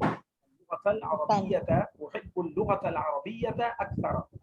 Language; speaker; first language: Arabic; non-native, fluent; Urdu